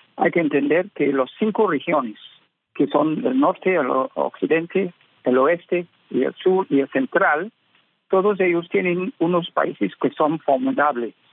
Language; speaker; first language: Spanish; non-native, fluent; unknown